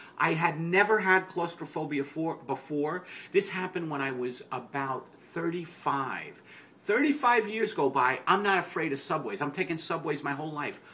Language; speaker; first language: English; native; English